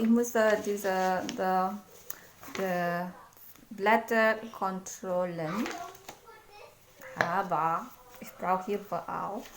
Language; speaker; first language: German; non-native, learner; Indonesian